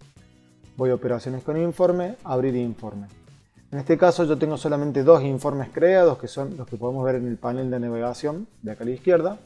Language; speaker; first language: Spanish; native; Spanish